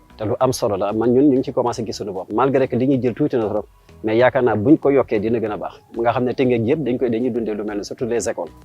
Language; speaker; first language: Wolof; native; Wolof